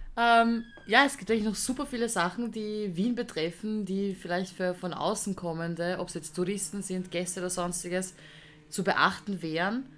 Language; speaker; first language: German; early bilingual, other home language; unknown